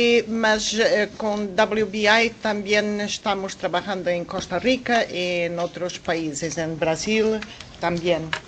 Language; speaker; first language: Spanish; non-native, fluent; Portuguese